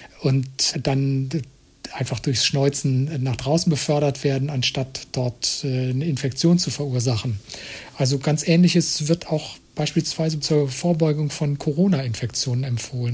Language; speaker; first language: German; native; German